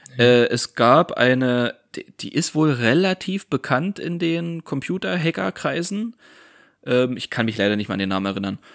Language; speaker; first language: German; native; German